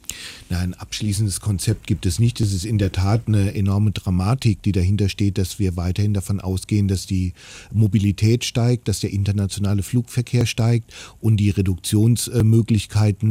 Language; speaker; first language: German; native; German